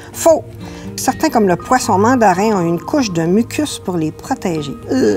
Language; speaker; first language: French; native; French